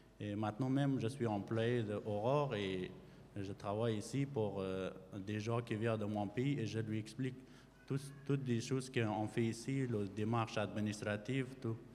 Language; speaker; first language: French; non-native, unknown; Persian